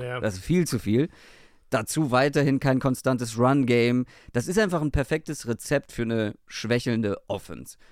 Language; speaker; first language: German; native; German